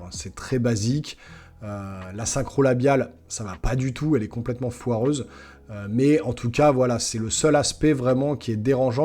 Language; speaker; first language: French; native; French